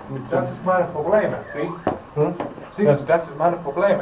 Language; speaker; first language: German; non-native, learner; English